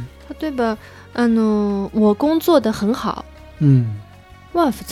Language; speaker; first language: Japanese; non-native, fluent; Chinese